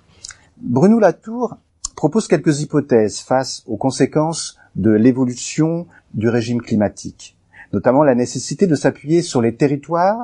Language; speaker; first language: French; native; French